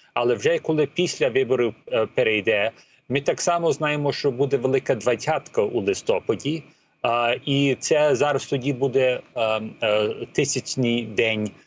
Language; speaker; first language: Ukrainian; early bilingual, heritage; Ukrainian